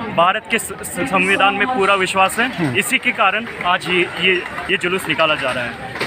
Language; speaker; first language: Hindi; non-native, local second language; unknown